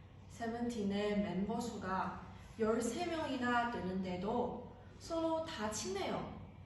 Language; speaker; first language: Korean; non-native, fluent; Chinese